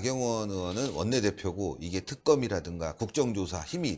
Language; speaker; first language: Korean; native; Korean